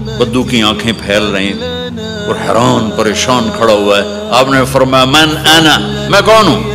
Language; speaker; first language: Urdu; non-native, local second language; Punjabi